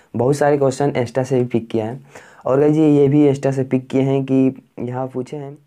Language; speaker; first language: Hindi; native; Hindi